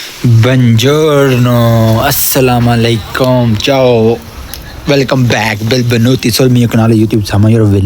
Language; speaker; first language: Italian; non-native, learner; Punjabi